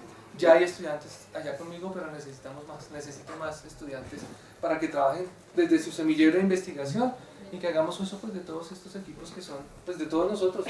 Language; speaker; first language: Spanish; native; Spanish